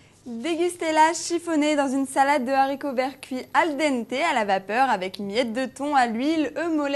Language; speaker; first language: French; native; French